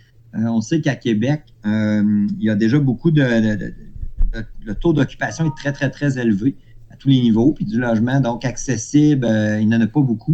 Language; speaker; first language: French; native; French